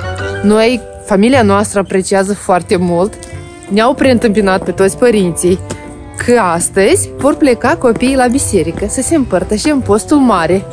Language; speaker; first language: Romanian; native; Romanian